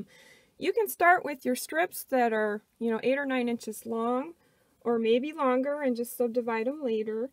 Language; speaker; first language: English; native; English